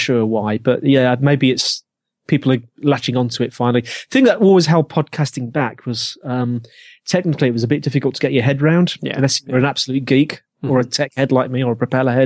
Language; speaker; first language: English; native; English